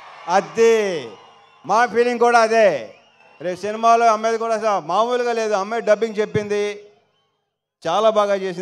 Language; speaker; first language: Telugu; native; Telugu